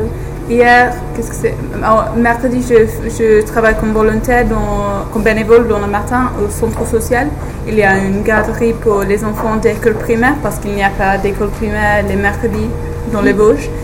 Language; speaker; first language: French; non-native, learner; English